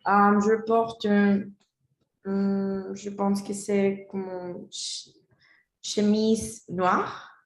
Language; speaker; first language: French; non-native, learner; Spanish